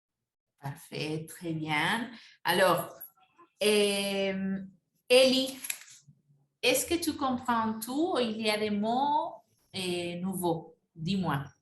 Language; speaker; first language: French; non-native, fluent; Spanish